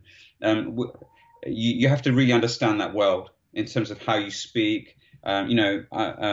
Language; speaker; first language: English; native; English